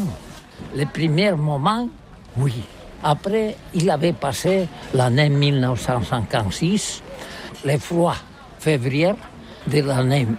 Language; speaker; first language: French; non-native, learner; Catalan